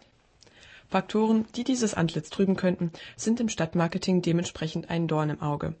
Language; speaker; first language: German; native; German